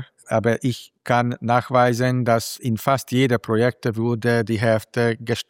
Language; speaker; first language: German; non-native, fluent; Hungarian